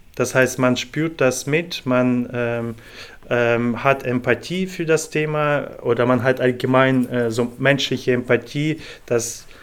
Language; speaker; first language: German; non-native, fluent; Ukrainian